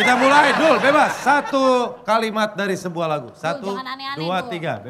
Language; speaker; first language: Indonesian; native; Indonesian